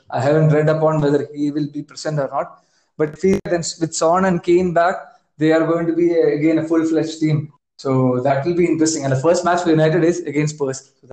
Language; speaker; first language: English; non-native, local second language; Malayalam